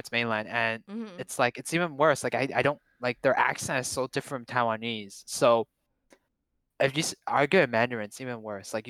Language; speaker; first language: English; non-native, fluent; Cantonese